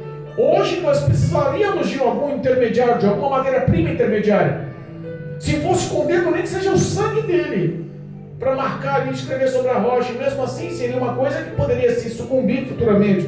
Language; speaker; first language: Portuguese; native; Portuguese